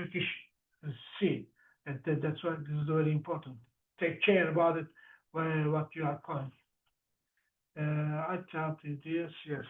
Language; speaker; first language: English; non-native, learner; Turkish